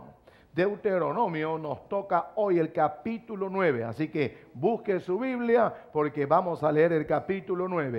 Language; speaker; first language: Spanish; native; Spanish